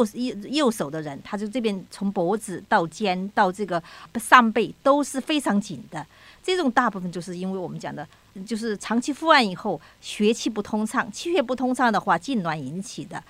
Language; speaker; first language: Chinese; native; Chinese